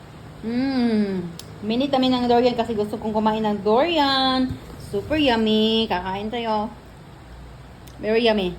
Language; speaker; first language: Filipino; non-native, local second language; Cebuano